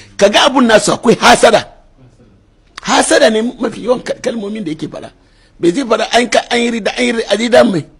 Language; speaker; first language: Hausa; native; Hausa